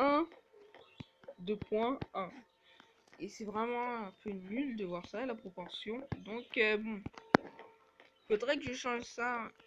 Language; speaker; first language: French; native; French